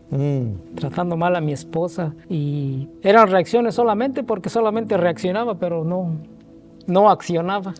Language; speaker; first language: Spanish; native; Spanish